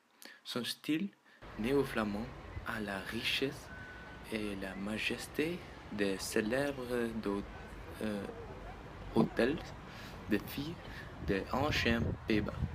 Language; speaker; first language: French; native; French